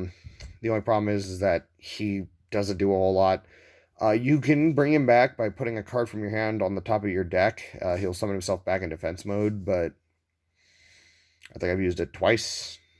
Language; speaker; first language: English; native; English